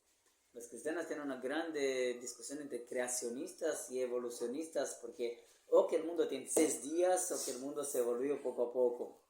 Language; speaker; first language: Spanish; non-native, fluent; Portuguese